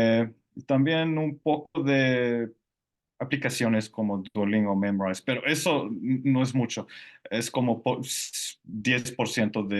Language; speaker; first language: Spanish; non-native, fluent; Finnish